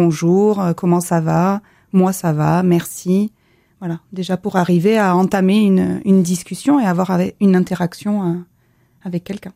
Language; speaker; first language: French; native; French